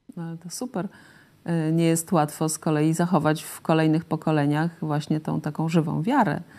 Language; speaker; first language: Polish; native; Polish